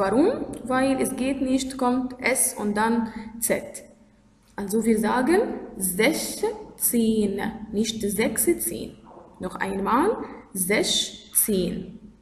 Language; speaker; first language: German; non-native, fluent; Arabic